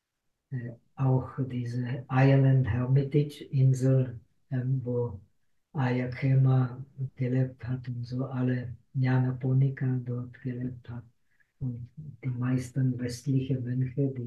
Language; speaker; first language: German; non-native, fluent; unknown